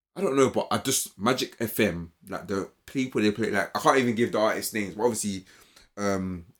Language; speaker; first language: English; native; English